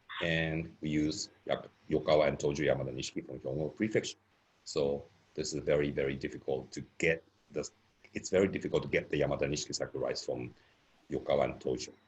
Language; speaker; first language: English; non-native, fluent; Japanese